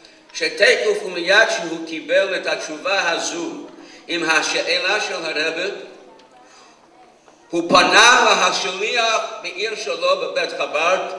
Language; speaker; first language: Hebrew; non-native, fluent; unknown